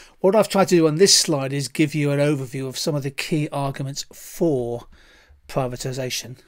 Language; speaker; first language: English; native; English